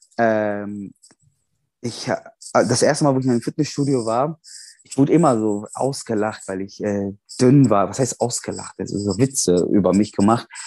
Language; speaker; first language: German; non-native, fluent; Arabic